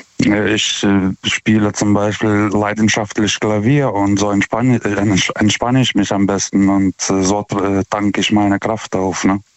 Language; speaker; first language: German; non-native, fluent; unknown